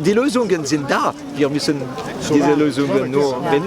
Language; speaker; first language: German; non-native, local second language; French